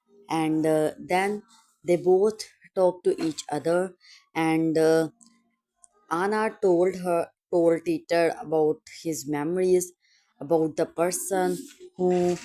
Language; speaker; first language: English; non-native, local second language; Urdu